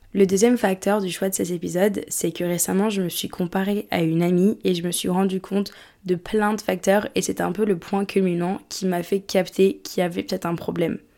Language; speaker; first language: French; early bilingual, other home language; English